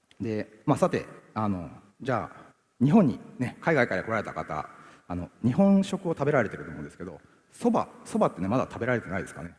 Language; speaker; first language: Japanese; native; Japanese